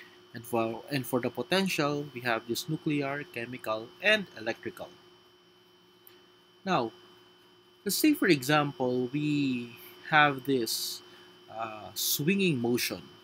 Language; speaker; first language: English; non-native, local second language; Filipino